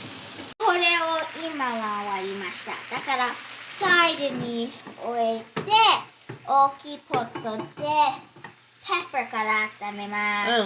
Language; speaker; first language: Japanese; early bilingual, heritage; Japanese